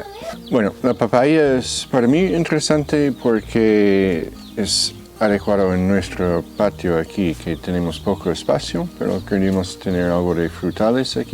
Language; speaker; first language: Spanish; non-native, fluent; English